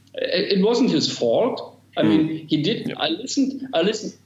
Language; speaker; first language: English; non-native, fluent; German